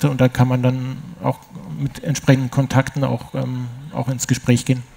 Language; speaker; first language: German; native; German